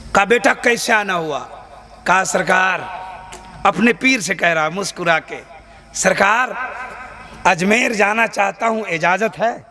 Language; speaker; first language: Hindi; native; Hindi